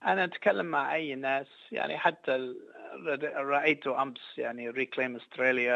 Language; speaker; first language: Arabic; non-native, fluent; English